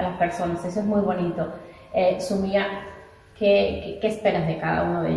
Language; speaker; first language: Spanish; native; Spanish